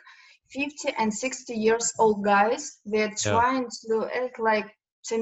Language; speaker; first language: English; non-native, learner; Ukrainian